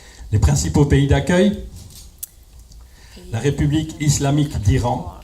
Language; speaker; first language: French; native; French